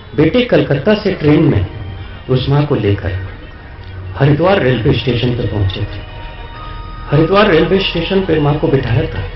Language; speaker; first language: Hindi; native; Hindi